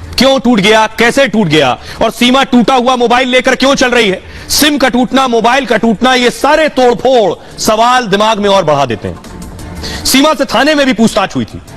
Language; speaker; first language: Hindi; native; Hindi